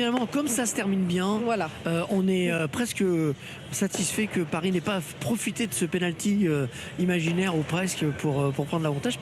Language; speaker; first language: French; native; French